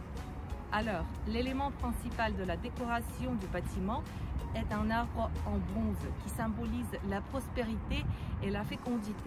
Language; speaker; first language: French; non-native, learner; Russian